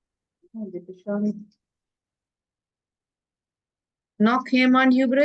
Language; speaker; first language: German; non-native, fluent; Hindi